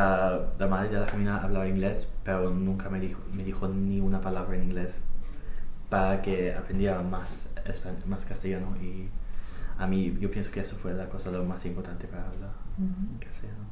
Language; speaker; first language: Spanish; non-native, fluent; English